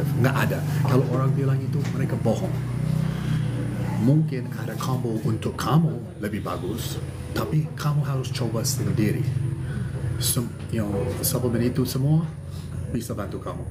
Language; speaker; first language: Indonesian; non-native, learner; English